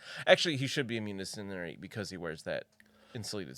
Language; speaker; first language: English; native; English